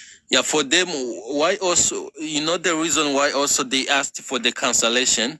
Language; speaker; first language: English; non-native, fluent; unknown